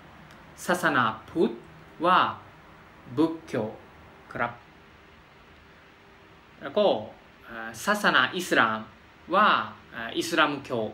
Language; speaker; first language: Thai; non-native, fluent; Japanese